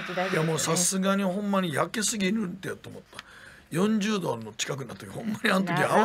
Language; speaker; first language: Japanese; native; Japanese